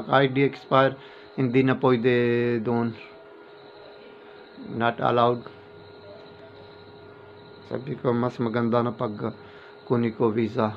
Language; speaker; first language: Filipino; non-native, learner; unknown